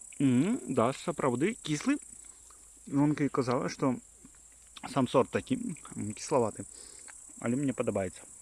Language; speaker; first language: Belarusian; native; Belarusian